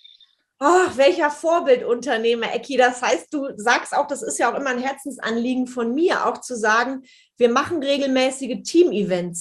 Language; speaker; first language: German; native; German